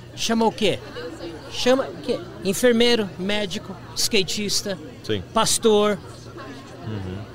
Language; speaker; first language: Portuguese; native; Portuguese